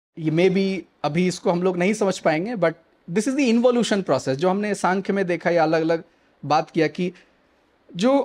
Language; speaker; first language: Hindi; native; Hindi